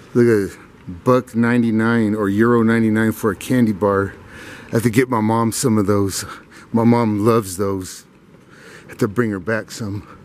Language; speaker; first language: English; native; English